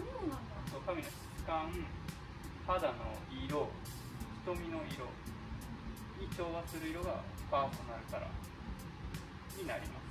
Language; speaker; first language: Japanese; native; Japanese